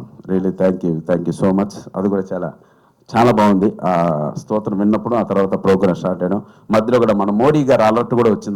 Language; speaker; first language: Telugu; native; Telugu